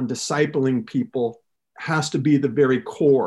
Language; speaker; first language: English; native; English